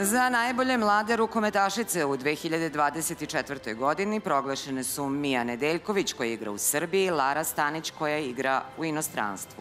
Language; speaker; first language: Serbian; native; Serbian